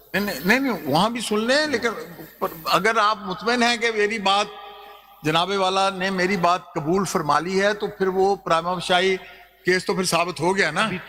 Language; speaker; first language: Urdu; non-native, local second language; Punjabi